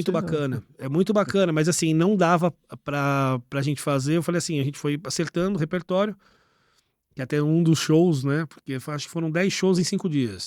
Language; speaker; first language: Portuguese; native; Portuguese